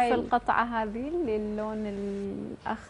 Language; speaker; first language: Arabic; native; Arabic